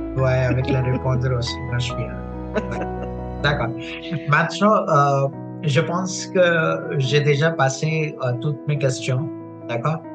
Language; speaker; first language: French; non-native, fluent; Punjabi